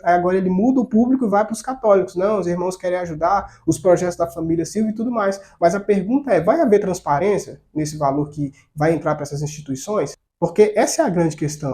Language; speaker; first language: Portuguese; native; Portuguese